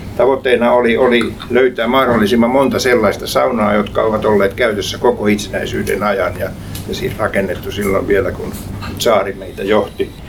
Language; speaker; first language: Finnish; native; Finnish